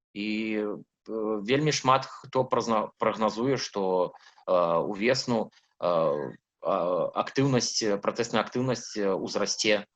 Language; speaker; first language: Belarusian; non-native, local second language; Russian